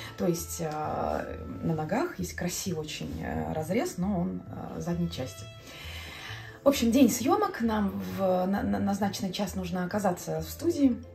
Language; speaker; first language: Russian; non-native, local second language; Latvian